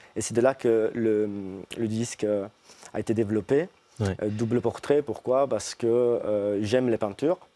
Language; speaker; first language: French; early bilingual, other home language; Italian